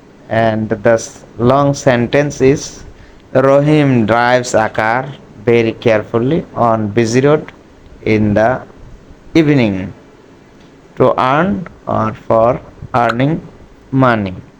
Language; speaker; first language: English; non-native, local second language; Bangla